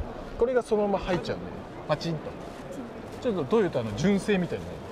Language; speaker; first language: Japanese; native; Japanese